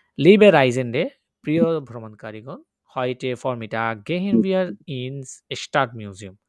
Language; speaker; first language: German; non-native, fluent; Bangla